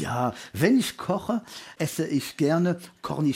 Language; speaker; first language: German; non-native, fluent; French